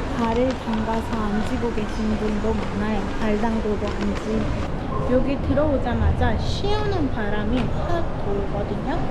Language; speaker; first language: Korean; non-native, fluent; Urdu